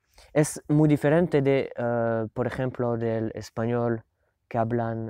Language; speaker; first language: Spanish; non-native, learner; French